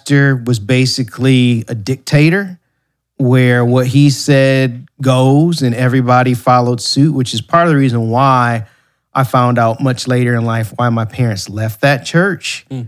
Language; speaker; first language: English; native; English